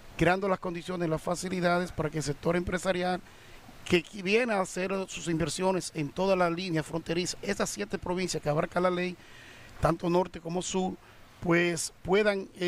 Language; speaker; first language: Spanish; native; Spanish